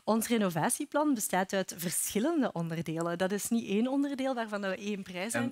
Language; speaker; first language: Dutch; native; Dutch